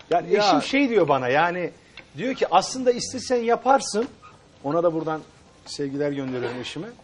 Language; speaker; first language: Turkish; early bilingual, heritage; Turkish